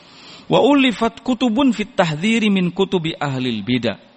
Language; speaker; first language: Arabic; non-native, fluent; Indonesian